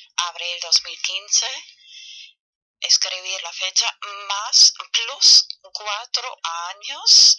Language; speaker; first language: Spanish; non-native, fluent; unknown